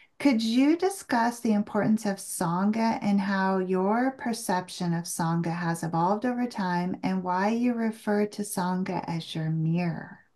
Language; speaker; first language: English; native; English